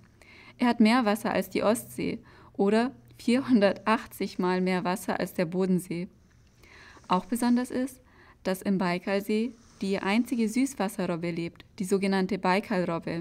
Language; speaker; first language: German; native; German